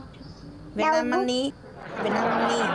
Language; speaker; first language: Vietnamese; non-native, learner; Indonesian